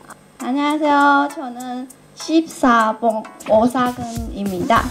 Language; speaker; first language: Korean; non-native, learner; Chinese